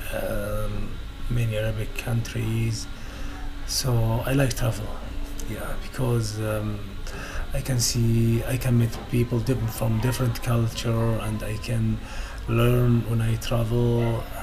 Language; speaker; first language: English; non-native, learner; Arabic